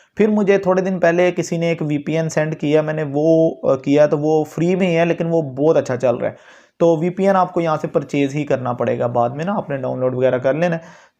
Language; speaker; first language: Urdu; non-native, local second language; Punjabi